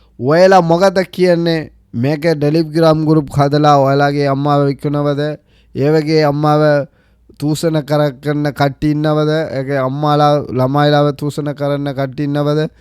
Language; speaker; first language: Sinhala; early bilingual, heritage; Sinhala